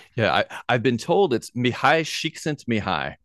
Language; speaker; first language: English; native; English